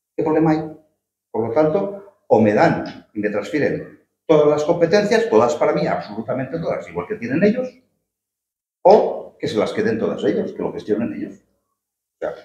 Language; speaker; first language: Spanish; native; Spanish